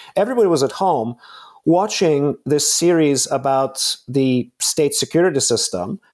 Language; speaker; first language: English; non-native, fluent; Bulgarian